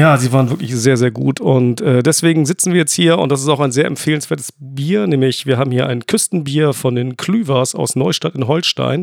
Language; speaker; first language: German; native; German